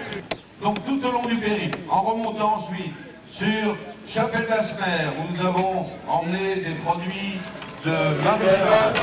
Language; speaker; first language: French; native; French